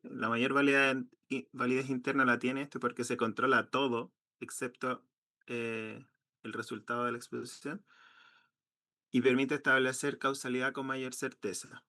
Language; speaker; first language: Spanish; native; Spanish